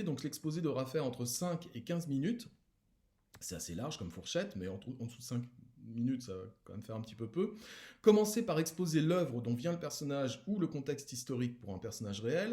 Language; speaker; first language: French; native; French